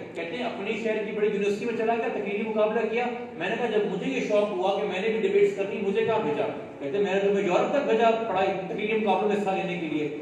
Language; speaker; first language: Urdu; non-native, local second language; Sindhi